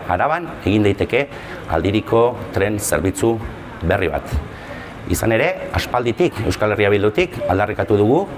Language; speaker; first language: Basque; native; Basque